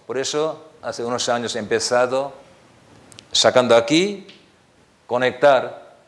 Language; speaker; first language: Spanish; non-native, learner; Korean